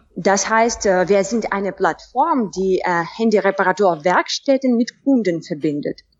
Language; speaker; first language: German; non-native, fluent; Russian